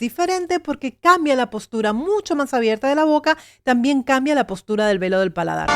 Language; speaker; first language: Spanish; native; Spanish